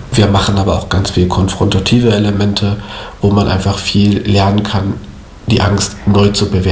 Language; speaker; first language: German; native; German